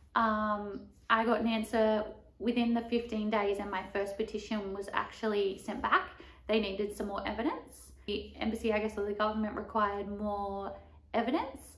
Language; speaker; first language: English; native; English